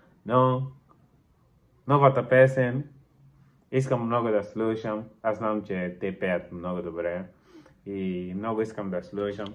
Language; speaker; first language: Bulgarian; non-native, learner; Portuguese